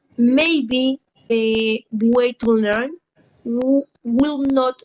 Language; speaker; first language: English; non-native, learner; Spanish